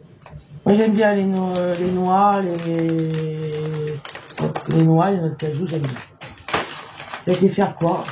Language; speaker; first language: French; native; French